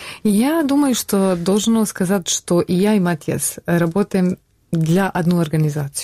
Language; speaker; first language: Russian; non-native, learner; Bosnian